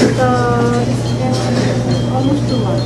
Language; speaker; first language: English; non-native, learner; Indonesian